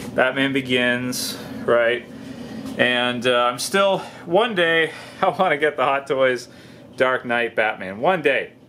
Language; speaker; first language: English; native; English